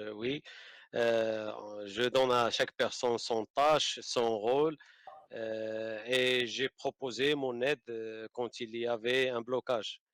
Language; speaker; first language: French; non-native, learner; Arabic